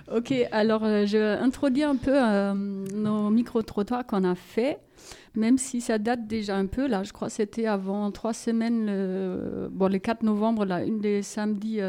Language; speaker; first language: French; non-native, fluent; German